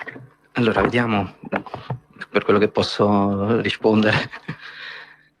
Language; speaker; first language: Italian; native; Italian